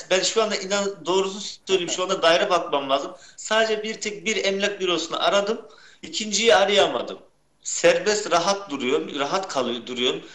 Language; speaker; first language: Turkish; early bilingual, heritage; Turkish